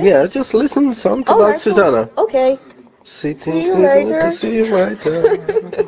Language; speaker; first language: English; non-native, learner; Polish